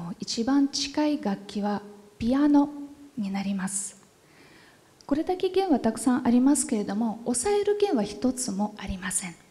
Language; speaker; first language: Japanese; non-native, fluent; Ukrainian